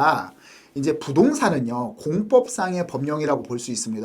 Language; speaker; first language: Korean; native; Korean